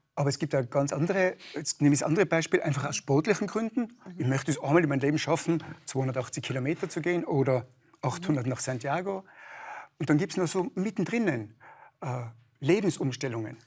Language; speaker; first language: German; native; German